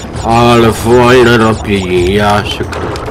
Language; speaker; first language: Polish; non-native, learner; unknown